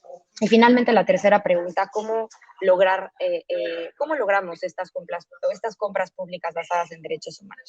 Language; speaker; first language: Spanish; native; Spanish